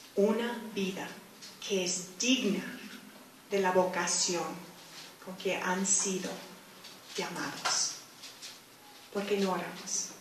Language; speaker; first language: Spanish; non-native, fluent; English